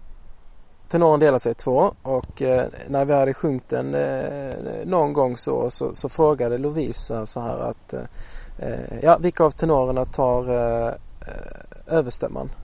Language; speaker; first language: Swedish; native; Swedish